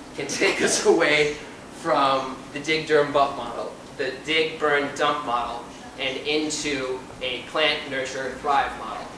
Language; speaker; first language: English; native; English